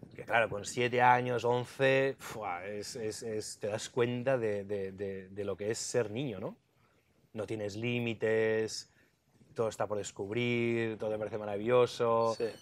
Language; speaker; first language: Spanish; native; Spanish